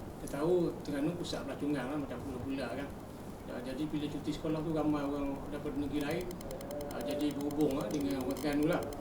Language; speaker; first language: Malay; native; Malay